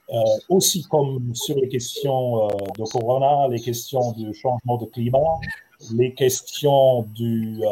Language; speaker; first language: French; non-native, fluent; German